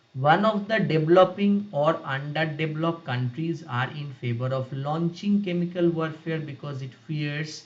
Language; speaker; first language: English; non-native, local second language; Bangla